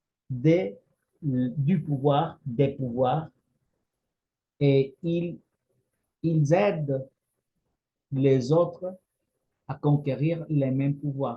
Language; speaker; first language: French; non-native, fluent; Spanish